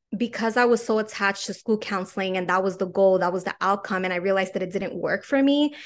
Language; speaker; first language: English; native; English